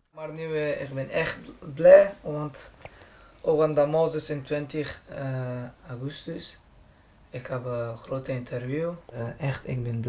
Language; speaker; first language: Dutch; non-native, learner; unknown